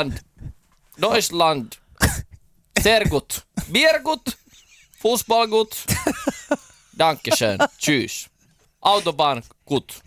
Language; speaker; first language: German; non-native, learner; Finnish